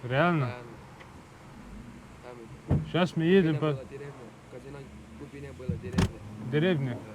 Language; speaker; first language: Russian; non-native, learner; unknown